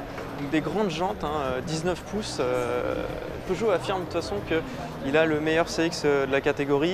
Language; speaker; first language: French; native; French